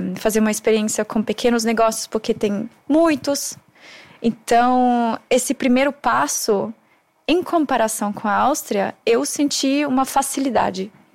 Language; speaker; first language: Portuguese; non-native, fluent; German